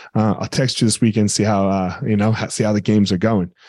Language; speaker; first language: English; native; English